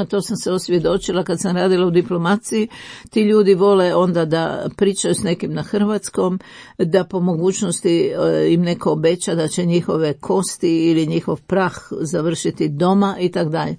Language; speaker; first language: Croatian; native; Croatian